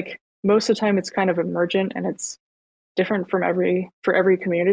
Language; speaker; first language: English; native; English